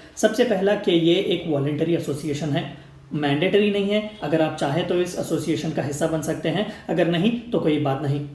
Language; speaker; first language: Hindi; native; Hindi